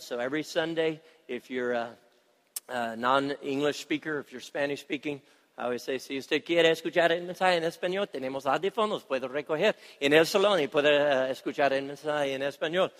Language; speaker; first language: Spanish; non-native, fluent; English